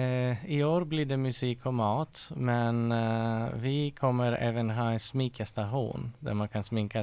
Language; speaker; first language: Swedish; non-native, fluent; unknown